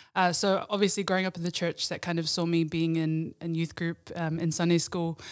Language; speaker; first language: English; early bilingual, other home language; Samoan